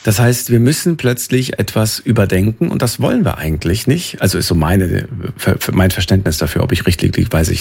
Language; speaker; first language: German; native; German